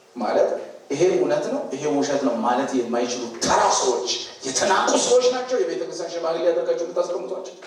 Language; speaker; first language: Amharic; non-native, local second language; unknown